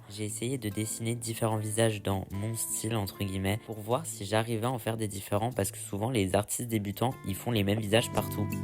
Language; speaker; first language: French; native; French